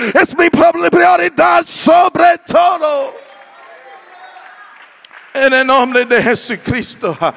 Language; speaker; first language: Spanish; non-native, learner; English